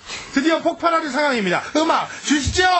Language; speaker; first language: Korean; native; Korean